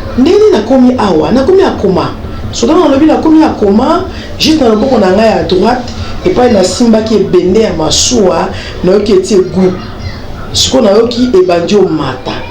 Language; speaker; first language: Lingala; native; Lingala